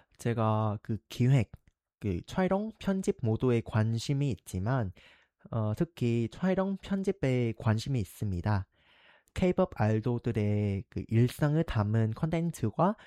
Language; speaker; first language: Korean; non-native, fluent; Vietnamese